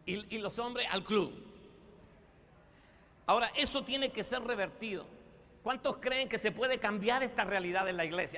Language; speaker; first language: Spanish; native; Spanish